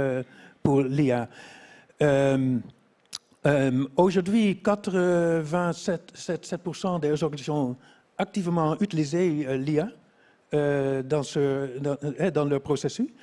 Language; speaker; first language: French; non-native, fluent; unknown